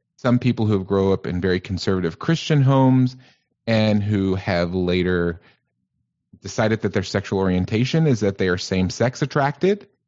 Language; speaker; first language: English; native; English